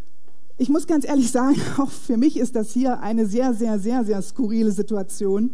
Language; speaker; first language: German; native; German